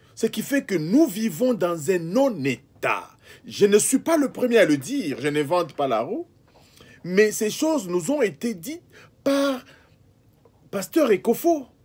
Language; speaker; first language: French; non-native, local second language; Lingala